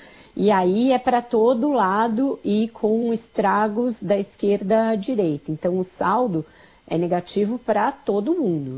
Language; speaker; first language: Portuguese; native; Portuguese